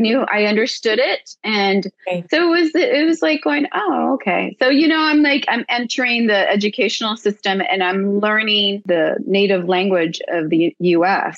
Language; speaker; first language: English; early bilingual, other home language; Spanish